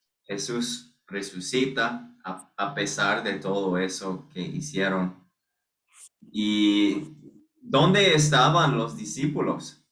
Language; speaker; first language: Spanish; non-native, fluent; English